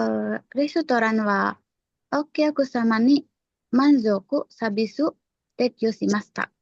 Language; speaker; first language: Japanese; non-native, learner; Indonesian